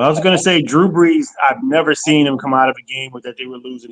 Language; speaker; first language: English; native; English